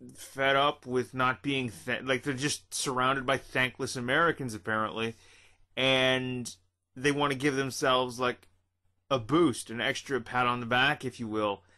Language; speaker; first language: English; native; English